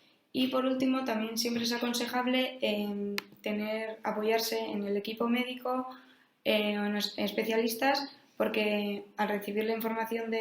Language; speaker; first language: Spanish; native; Spanish